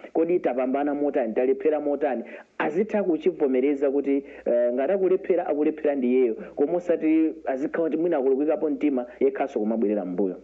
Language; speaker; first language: Nyanja; native; Nyanja